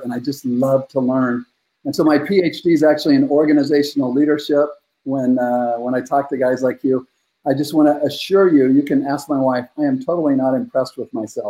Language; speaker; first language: English; native; English